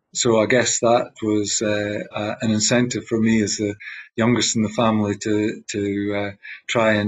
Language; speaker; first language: English; native; English